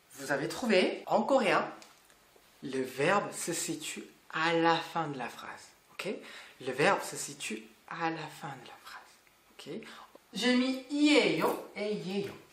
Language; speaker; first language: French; non-native, fluent; Korean